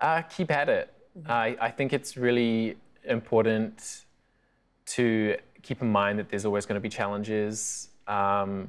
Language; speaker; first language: English; native; English